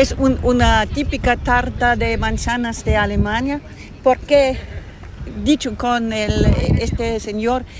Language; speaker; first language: Spanish; non-native, learner; German